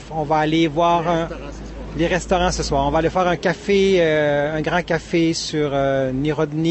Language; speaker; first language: French; native; French